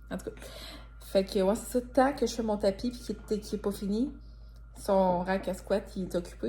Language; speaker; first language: French; native; French